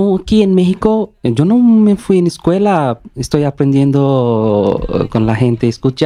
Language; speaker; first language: Spanish; non-native, learner; Bangla